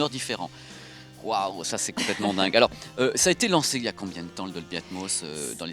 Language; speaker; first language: French; native; French